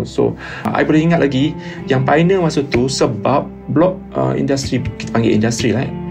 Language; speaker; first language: Malay; native; Malay